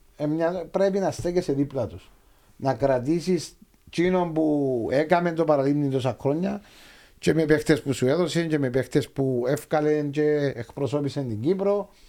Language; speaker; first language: Greek; native; Greek